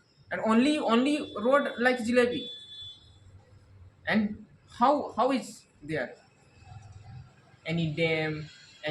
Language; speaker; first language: English; non-native, learner; Hindi